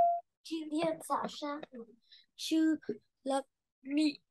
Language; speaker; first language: Chinese; non-native, learner; Vietnamese